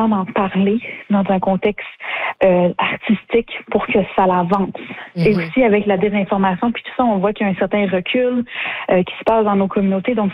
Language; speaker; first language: French; native; French